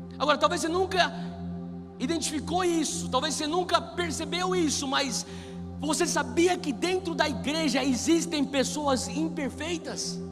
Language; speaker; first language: Portuguese; native; Portuguese